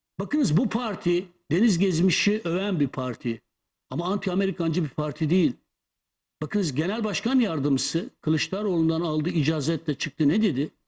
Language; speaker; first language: Turkish; non-native, local second language; Kurdish